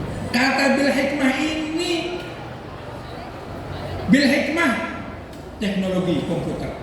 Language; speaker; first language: Indonesian; non-native, local second language; Sasak